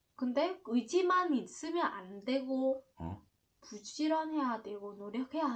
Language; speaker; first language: Korean; non-native, learner; Vietnamese